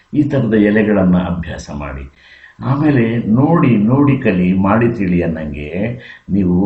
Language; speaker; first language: Kannada; native; Kannada